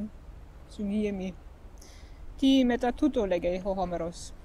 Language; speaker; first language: Greek; non-native, fluent; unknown